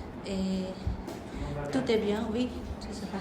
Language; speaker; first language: French; non-native, learner; Vietnamese